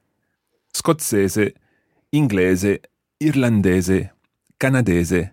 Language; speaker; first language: Italian; non-native, fluent; English